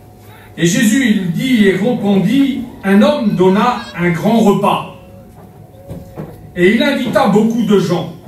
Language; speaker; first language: French; native; French